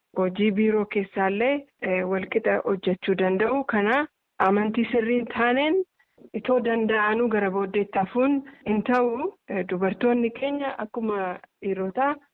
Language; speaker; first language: Oromo; native; Oromo